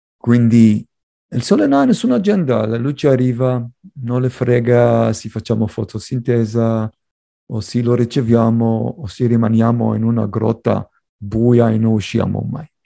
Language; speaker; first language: Italian; non-native, fluent; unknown